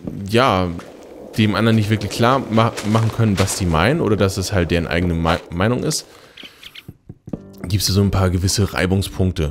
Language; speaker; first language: German; native; German